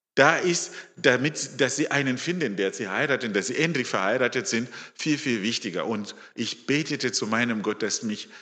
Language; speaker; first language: German; non-native, fluent; Shona